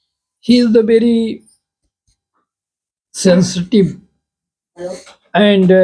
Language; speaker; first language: English; non-native, local second language; Hindi